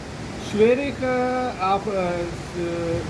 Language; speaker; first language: German; non-native, learner; Urdu